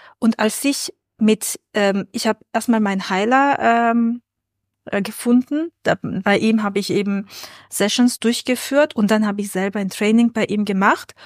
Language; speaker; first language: German; non-native, fluent; Armenian